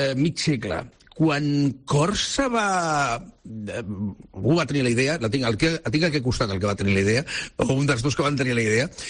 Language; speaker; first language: Catalan; non-native, local second language; Spanish